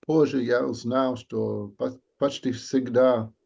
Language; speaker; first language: Russian; non-native, learner; English